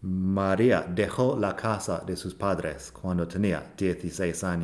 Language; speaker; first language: Spanish; non-native, fluent; English